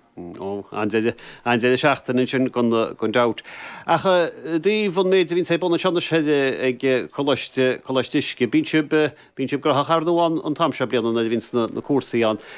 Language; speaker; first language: Irish; native; Irish